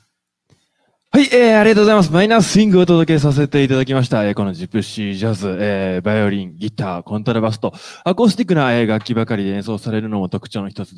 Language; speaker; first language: Japanese; native; Japanese